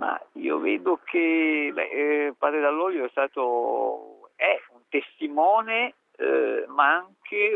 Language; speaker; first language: Italian; native; Italian